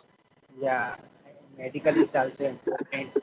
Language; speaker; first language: English; non-native, learner; Hindi